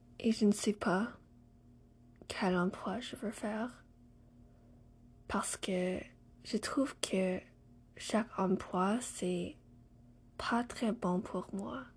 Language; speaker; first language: French; non-native, learner; English